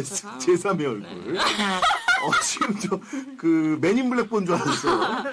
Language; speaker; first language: Korean; native; Korean